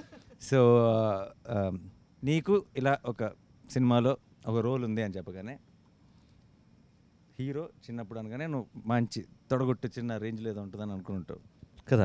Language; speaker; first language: Telugu; native; Telugu